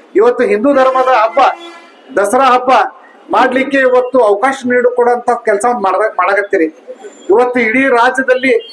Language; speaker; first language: Kannada; native; Kannada